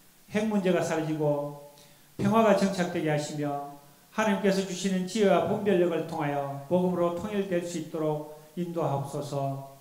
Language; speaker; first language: Korean; native; Korean